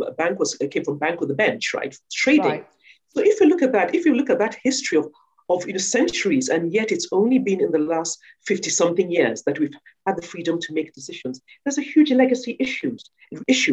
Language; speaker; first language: English; non-native, local second language; Yoruba